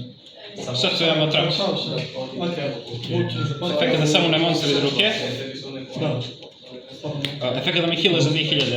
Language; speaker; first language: Bosnian; native; Bosnian